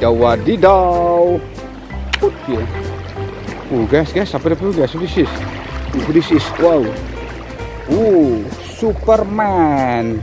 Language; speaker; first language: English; non-native, learner; Indonesian